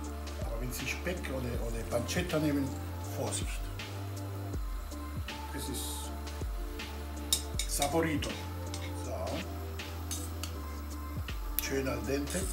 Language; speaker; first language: German; non-native, fluent; Italian